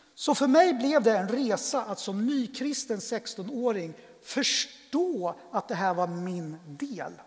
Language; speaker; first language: Swedish; native; Swedish